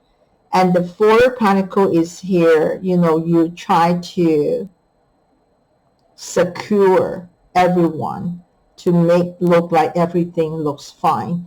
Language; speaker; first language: English; non-native, fluent; Chinese